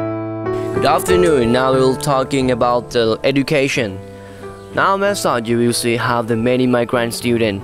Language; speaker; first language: English; non-native, learner; Thai